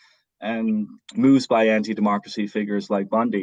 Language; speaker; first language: English; native; English